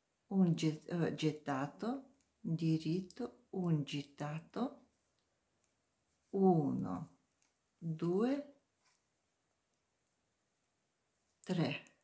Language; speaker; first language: Italian; non-native, learner; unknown